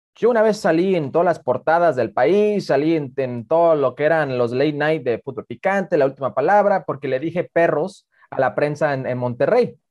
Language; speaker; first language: Spanish; early bilingual, heritage; Spanish